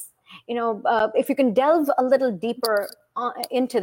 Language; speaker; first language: English; non-native, local second language; Hindi